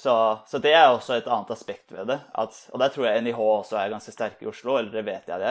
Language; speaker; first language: Norwegian; native; Norwegian